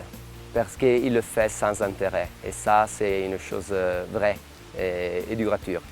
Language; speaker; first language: French; non-native, local second language; Italian